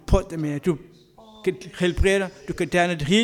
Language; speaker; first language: Danish; non-native, learner; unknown